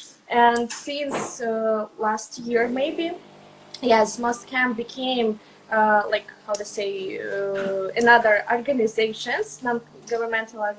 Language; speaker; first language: English; non-native, fluent; Russian